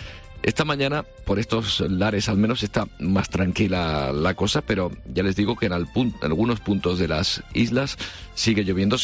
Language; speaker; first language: Spanish; native; Spanish